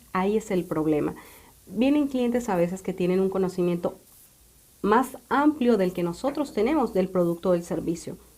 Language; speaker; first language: Spanish; native; Spanish